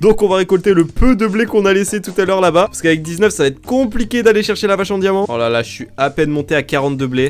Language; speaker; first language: French; native; French